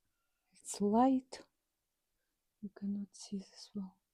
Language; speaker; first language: English; non-native, learner; Russian